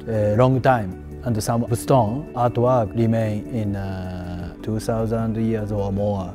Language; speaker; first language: English; non-native, learner; Japanese